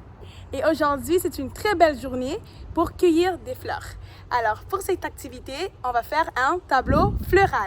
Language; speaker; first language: French; native; French